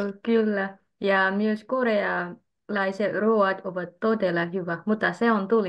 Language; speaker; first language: Finnish; non-native, learner; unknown